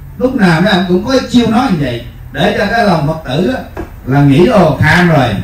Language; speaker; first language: Vietnamese; native; Vietnamese